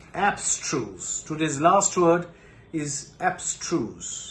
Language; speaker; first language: English; non-native, local second language; Bangla